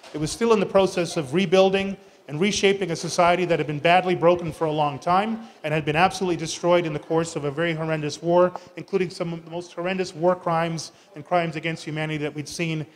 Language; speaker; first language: English; native; English